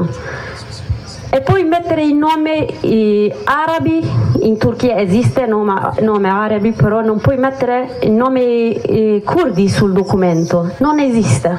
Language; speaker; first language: Italian; non-native, learner; Kurdish